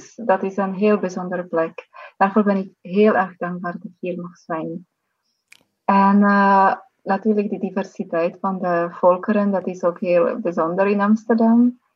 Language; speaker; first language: Dutch; non-native, fluent; Slovak